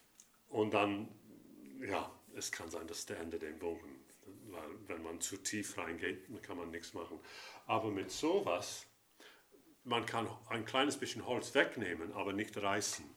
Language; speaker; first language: German; non-native, fluent; English